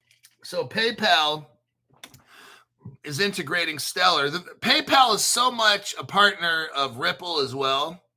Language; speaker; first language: English; native; English